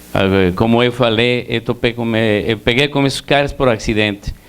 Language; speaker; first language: Portuguese; non-native, learner; Spanish